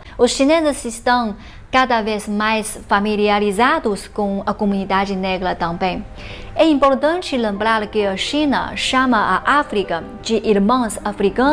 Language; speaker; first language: Portuguese; non-native, fluent; Chinese